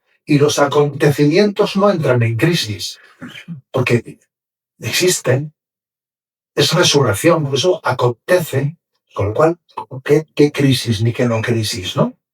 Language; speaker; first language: Spanish; native; Spanish